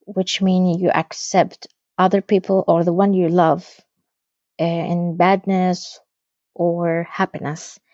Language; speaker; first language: English; non-native, fluent; Arabic